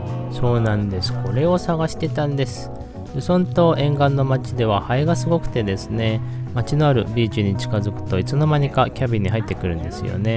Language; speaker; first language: Japanese; native; Japanese